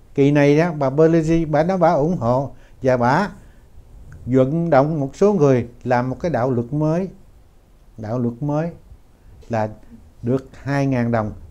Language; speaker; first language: Vietnamese; native; Vietnamese